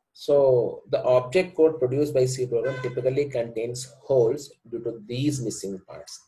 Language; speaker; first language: English; non-native, local second language; Kannada